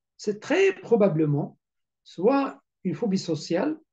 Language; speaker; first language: French; non-native, local second language; Arabic